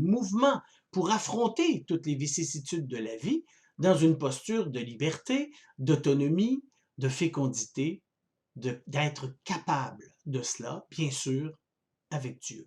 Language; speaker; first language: French; native; French